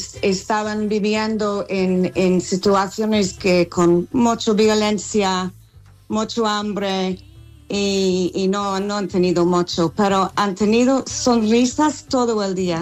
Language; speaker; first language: Spanish; non-native, fluent; English